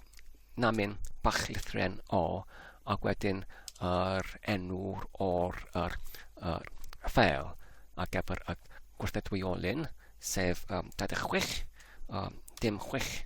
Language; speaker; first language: Welsh; non-native, learner; English